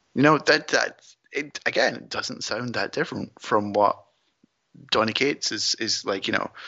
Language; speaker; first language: English; native; English